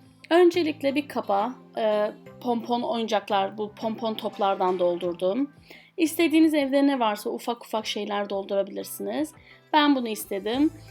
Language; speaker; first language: Turkish; non-native, fluent; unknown